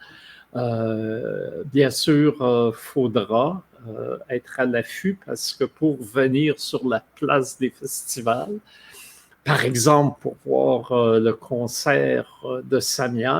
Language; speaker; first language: French; native; French